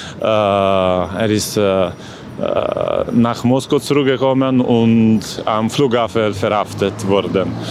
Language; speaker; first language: German; non-native, learner; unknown